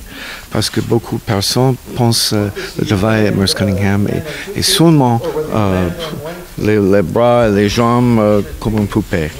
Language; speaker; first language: French; non-native, learner; English